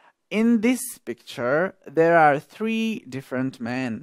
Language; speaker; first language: English; non-native, fluent; Slovak